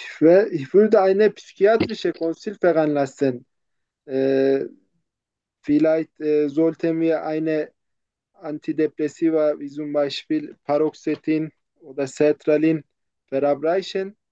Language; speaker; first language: German; non-native, learner; Turkish